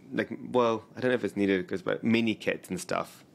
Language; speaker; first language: English; native; English